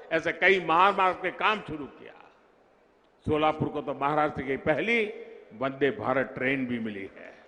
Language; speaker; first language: Hindi; non-native, local second language; Gujarati